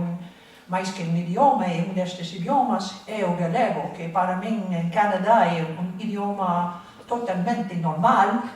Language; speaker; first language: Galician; non-native, fluent; English